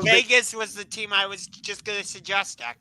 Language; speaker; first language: English; native; English